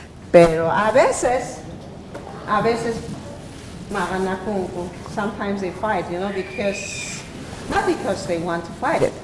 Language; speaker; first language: English; non-native, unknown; Quechua